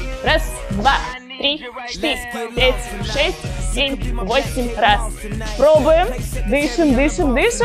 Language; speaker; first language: Russian; native; Russian